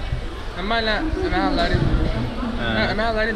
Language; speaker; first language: Russian; non-native, local second language; Yakut